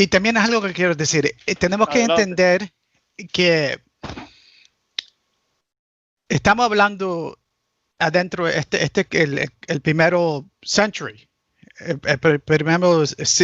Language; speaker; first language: Spanish; early bilingual, heritage; Spanish